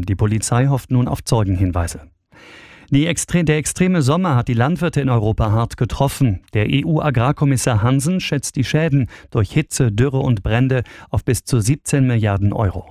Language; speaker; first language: German; native; German